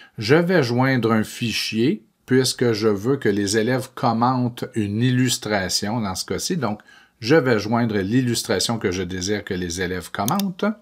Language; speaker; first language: French; native; French